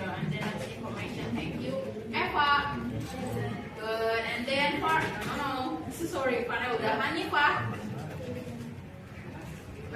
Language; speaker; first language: English; non-native, learner; Indonesian